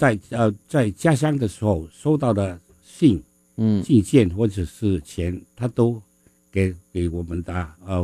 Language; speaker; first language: Chinese; non-native, fluent; Min Nan Chinese